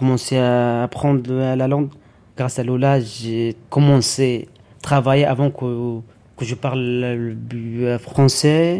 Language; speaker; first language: French; non-native, learner; Arabic